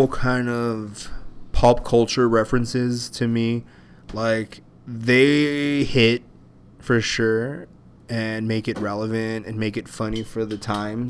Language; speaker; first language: English; native; English